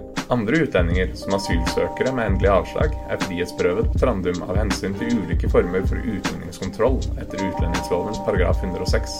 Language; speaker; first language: Norwegian; native; Norwegian